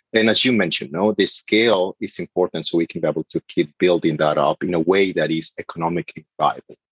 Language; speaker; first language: English; non-native, fluent; Spanish